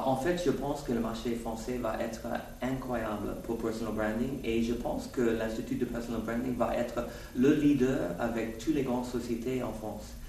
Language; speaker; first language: French; non-native, fluent; English